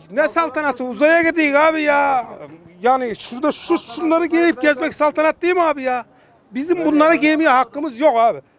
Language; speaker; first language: Turkish; native; Turkish